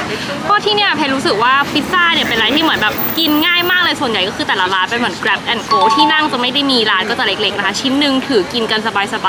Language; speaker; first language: Thai; native; Thai